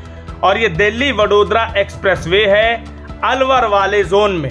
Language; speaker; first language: Hindi; native; Hindi